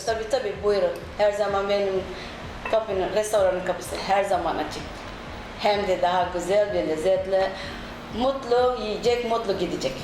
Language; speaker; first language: Turkish; non-native, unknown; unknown